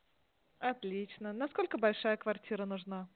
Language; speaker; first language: Russian; native; Russian